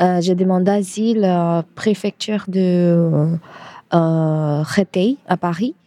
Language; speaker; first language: French; non-native, learner; Bangla